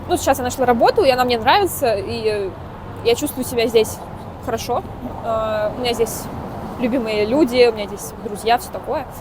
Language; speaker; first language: Russian; native; Russian